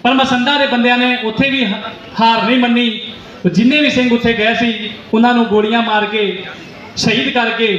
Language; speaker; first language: Hindi; non-native, local second language; Punjabi